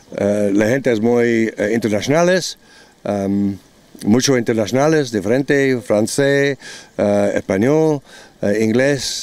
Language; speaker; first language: Spanish; non-native, learner; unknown